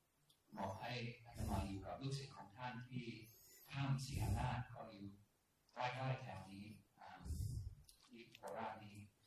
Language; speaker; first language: Thai; non-native, fluent; English